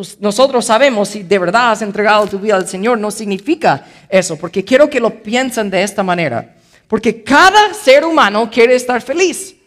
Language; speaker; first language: Spanish; non-native, fluent; English